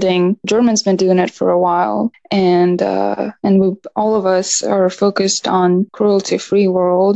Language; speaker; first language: English; non-native, fluent; Russian